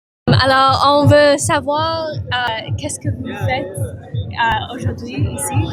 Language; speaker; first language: French; non-native, learner; English